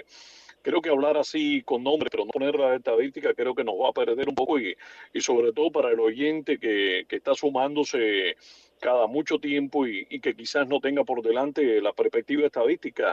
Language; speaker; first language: Spanish; native; Spanish